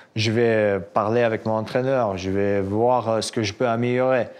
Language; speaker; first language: French; non-native, fluent; Russian